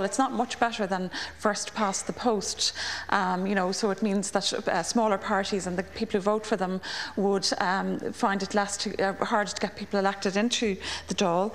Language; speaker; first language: English; native; English